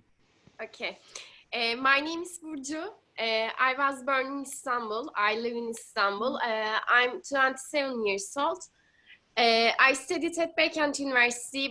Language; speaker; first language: English; non-native, learner; Turkish